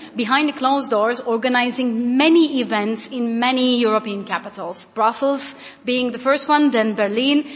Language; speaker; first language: English; non-native, fluent; Turkish